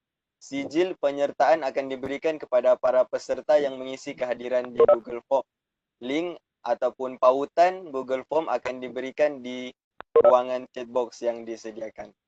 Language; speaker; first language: Malay; native; Malay